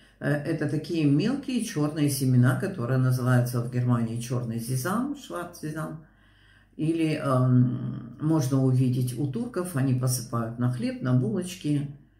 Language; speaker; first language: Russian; native; Russian